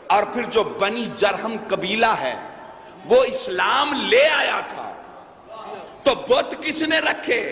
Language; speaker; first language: Urdu; non-native, local second language; Punjabi